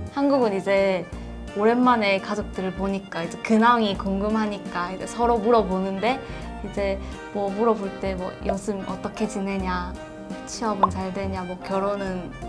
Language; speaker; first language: Korean; native; Korean